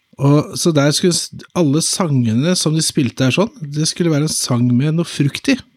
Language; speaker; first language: Norwegian; native; Norwegian